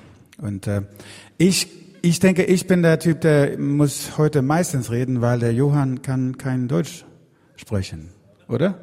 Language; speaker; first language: German; non-native, fluent; Swedish